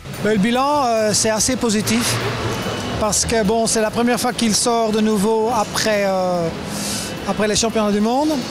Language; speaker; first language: French; non-native, local second language; Dutch